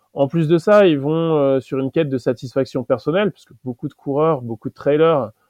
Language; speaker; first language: French; native; French